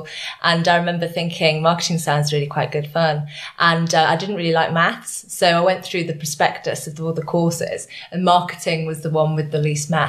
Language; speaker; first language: English; native; English